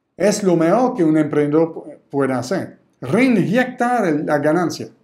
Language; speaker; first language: Spanish; non-native, fluent; French